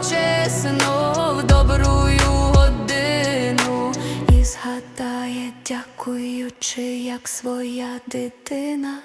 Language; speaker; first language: Ukrainian; native; Ukrainian